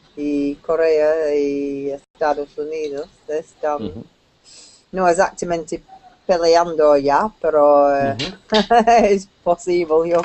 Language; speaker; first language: Spanish; non-native, learner; English